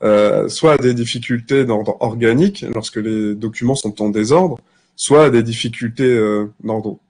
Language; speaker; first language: French; native; French